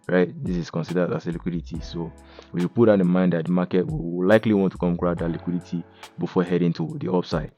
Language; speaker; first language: English; native; English